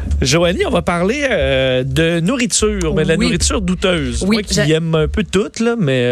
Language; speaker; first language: French; native; French